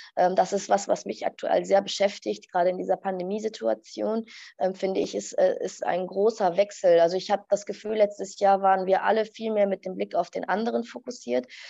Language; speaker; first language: German; early bilingual, other home language; Arabic